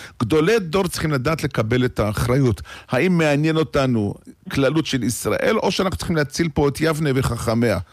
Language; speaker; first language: Hebrew; native; Hebrew